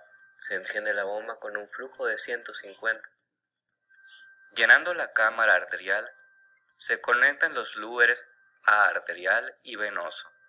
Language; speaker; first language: Spanish; native; Spanish